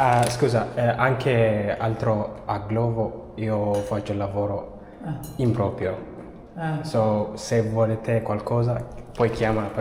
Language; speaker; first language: Italian; non-native, learner; Amharic